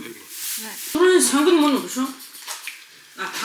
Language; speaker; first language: Korean; non-native, learner; Mongolian